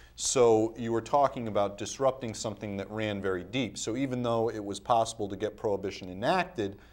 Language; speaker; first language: English; native; English